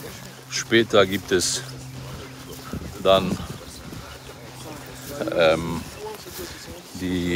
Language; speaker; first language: German; non-native, fluent; French